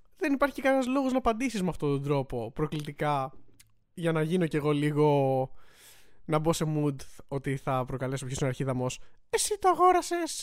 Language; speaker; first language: Greek; native; Greek